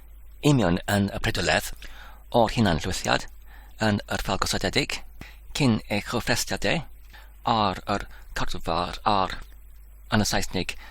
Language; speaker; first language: Welsh; non-native, learner; English